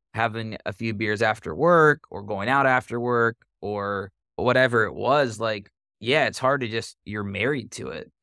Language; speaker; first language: English; native; English